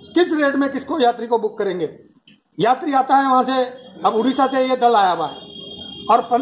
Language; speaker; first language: Hindi; native; Hindi